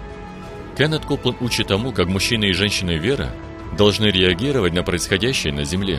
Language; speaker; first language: Russian; native; Russian